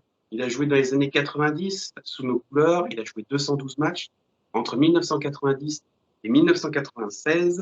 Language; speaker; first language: French; native; French